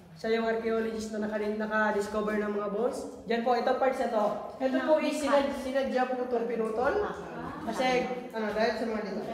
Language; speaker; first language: Filipino; non-native, local second language; Bikol